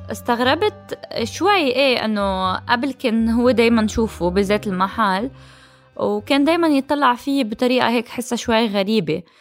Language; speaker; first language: Arabic; native; Arabic